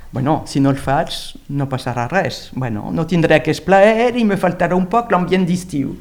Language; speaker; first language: Catalan; non-native, fluent; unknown